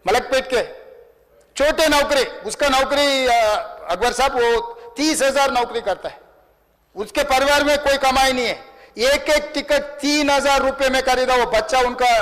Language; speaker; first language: Hindi; non-native, local second language; Telugu